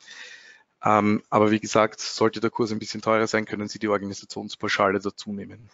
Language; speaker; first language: German; native; German